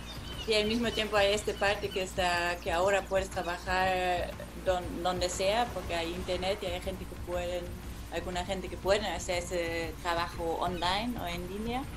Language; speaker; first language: Spanish; non-native, fluent; German